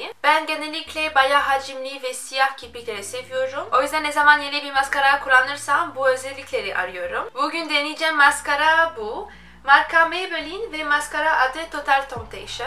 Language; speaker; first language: Turkish; non-native, fluent; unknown